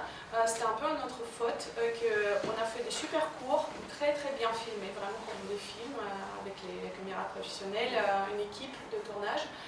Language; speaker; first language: French; non-native, fluent; Russian